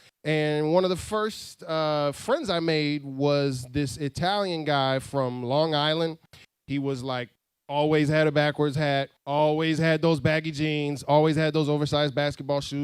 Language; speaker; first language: English; native; English